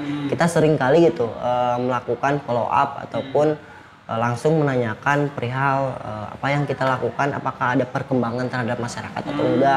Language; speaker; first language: Indonesian; native; Indonesian